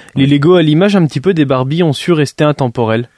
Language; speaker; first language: French; native; French